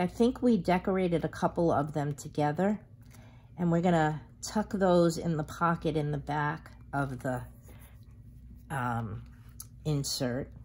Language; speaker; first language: English; native; English